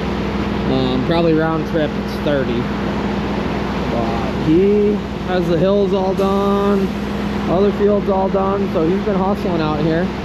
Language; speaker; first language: English; native; English